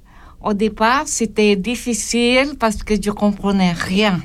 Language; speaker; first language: French; non-native, learner; Filipino